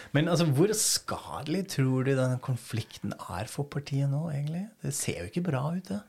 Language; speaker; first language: Norwegian; non-native, fluent; German